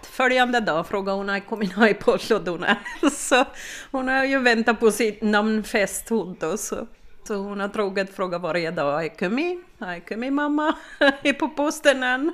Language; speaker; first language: Swedish; native; Swedish